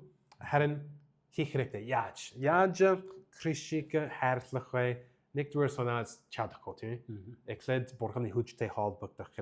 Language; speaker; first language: Mongolian; non-native, learner; English